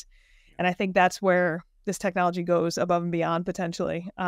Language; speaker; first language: English; native; English